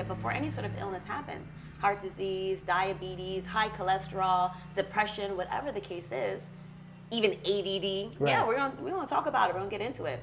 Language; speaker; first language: English; early bilingual, other home language; Russian